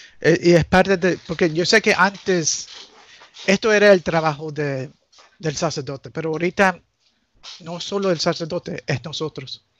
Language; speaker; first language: Spanish; early bilingual, heritage; Spanish